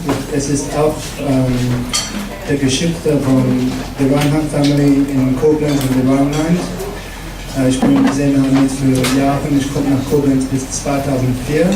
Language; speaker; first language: German; non-native, learner; English